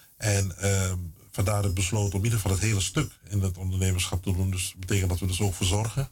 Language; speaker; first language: Dutch; native; Dutch